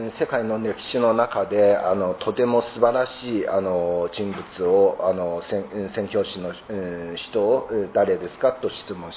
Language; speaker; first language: Japanese; non-native, fluent; Chinese